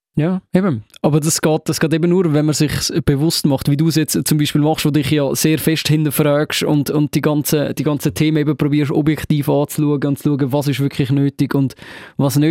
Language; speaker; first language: German; native; German